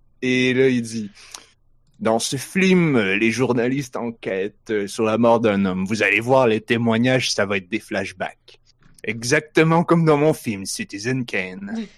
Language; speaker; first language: French; native; French